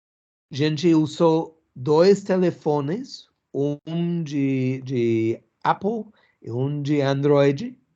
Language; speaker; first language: Portuguese; non-native, learner; English